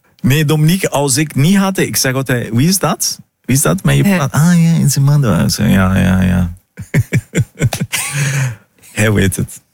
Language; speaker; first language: Dutch; non-native, fluent; Portuguese